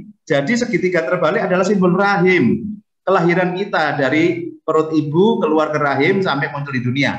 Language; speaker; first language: Indonesian; native; Indonesian